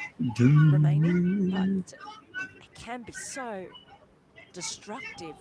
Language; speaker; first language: English; native; English